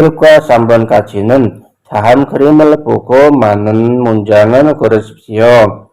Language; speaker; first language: Korean; non-native, fluent; Indonesian